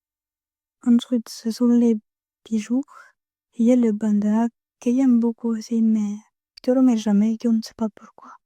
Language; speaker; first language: French; non-native, learner; Spanish